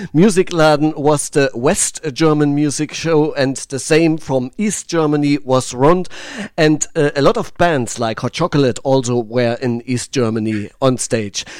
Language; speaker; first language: English; non-native, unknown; German